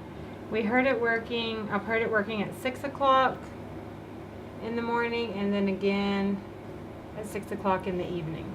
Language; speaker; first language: English; native; English